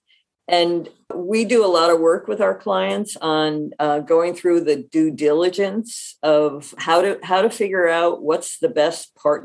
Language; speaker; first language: English; native; English